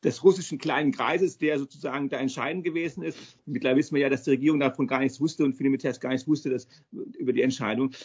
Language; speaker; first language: German; native; German